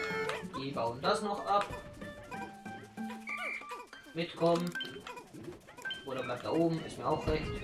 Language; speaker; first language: German; native; German